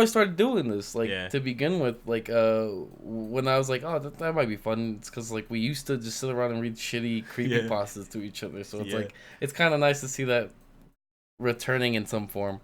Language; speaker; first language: English; native; English